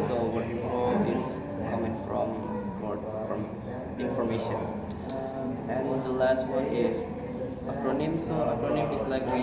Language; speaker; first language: English; non-native, learner; Indonesian